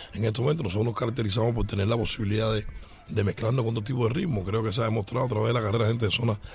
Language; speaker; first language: Spanish; native; Spanish